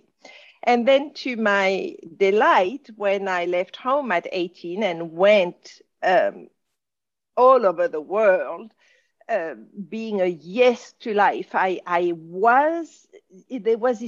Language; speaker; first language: English; non-native, fluent; French